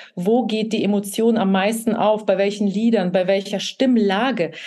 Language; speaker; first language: German; early bilingual, other home language; Russian